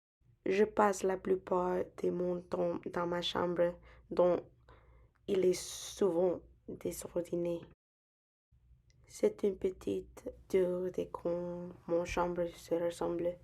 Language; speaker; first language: French; non-native, learner; English